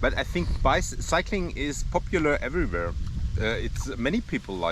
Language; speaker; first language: English; non-native, fluent; German